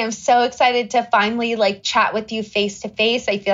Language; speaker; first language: English; native; English